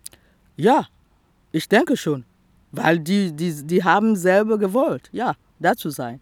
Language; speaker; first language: German; non-native, fluent; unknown